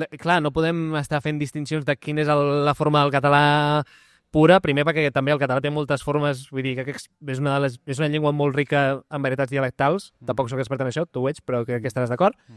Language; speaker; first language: Catalan; non-native, local second language; Spanish